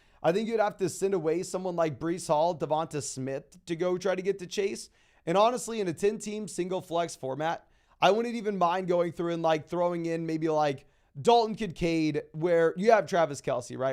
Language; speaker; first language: English; native; English